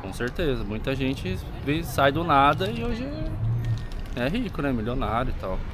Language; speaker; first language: Portuguese; native; Portuguese